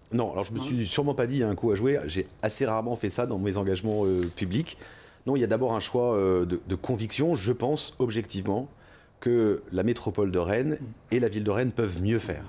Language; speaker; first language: French; native; French